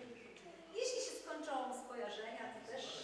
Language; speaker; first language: Polish; native; Polish